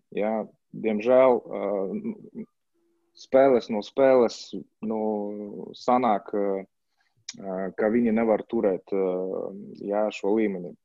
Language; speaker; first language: Latvian; non-native, local second language; Russian